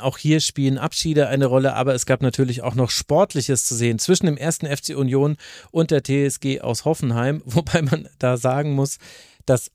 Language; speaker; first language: German; native; German